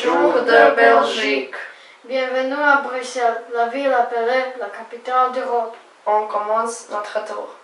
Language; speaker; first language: French; non-native, learner; Croatian